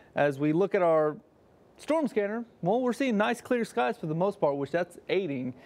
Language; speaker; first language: English; native; English